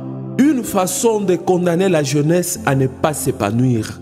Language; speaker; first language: French; non-native, local second language; Swahili